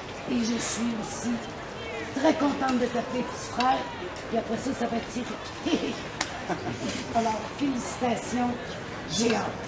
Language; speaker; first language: French; native; French